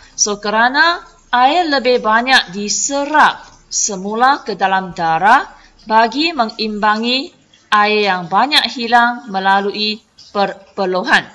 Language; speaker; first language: Malay; non-native, local second language; Chinese